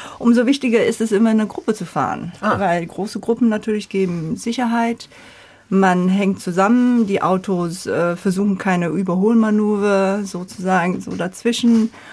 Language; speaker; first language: German; non-native, fluent; Korean